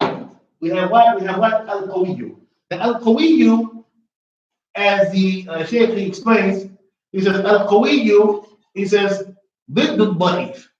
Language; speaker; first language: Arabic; non-native, fluent; English